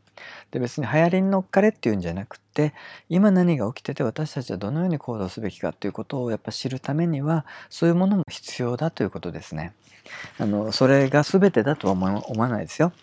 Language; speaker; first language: Japanese; native; Japanese